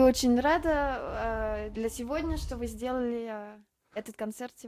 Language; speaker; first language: Russian; non-native, learner; French